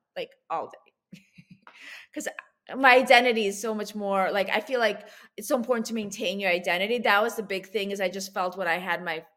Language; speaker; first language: English; early bilingual, other home language; Russian